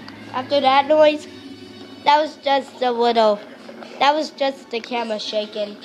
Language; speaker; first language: English; native; English